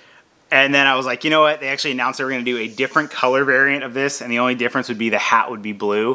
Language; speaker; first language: English; native; English